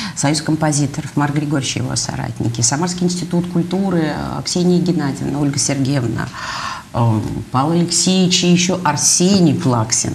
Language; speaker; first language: Russian; native; Russian